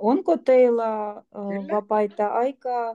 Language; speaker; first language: Finnish; non-native, learner; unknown